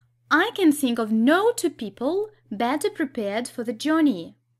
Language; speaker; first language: English; non-native, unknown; Russian